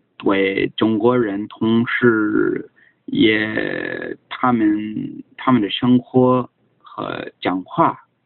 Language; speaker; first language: Chinese; non-native, learner; English